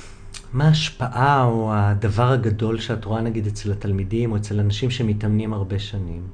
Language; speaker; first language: Hebrew; native; Hebrew